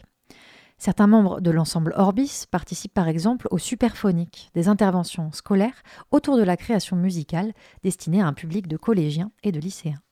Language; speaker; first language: French; native; French